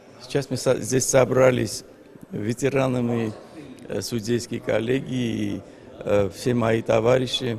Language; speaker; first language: Russian; non-native, fluent; Armenian